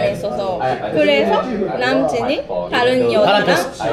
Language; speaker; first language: Korean; non-native, learner; Japanese